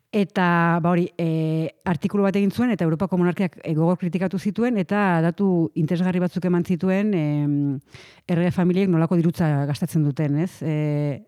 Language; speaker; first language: Basque; native; Basque